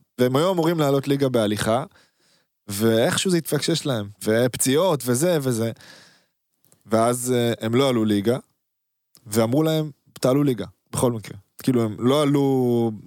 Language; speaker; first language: Hebrew; native; Hebrew